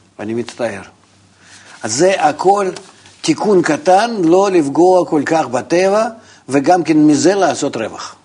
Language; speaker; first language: Hebrew; non-native, fluent; Russian